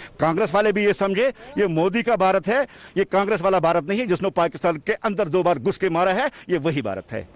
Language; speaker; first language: Hindi; non-native, local second language; Kashmiri